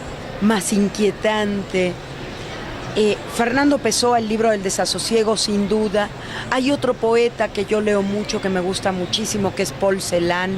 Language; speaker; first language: Spanish; native; Spanish